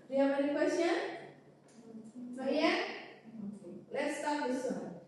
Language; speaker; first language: English; non-native, fluent; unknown